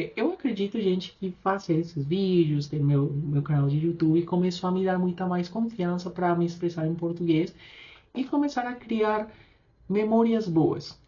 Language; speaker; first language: Portuguese; non-native, fluent; Spanish